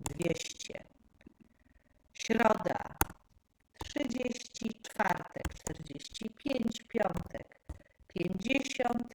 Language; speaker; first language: Polish; native; Polish